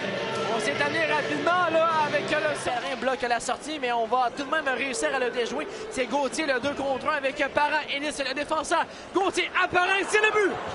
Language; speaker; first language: French; native; French